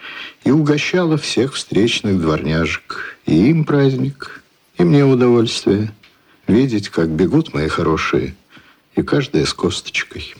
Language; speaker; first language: Russian; native; Russian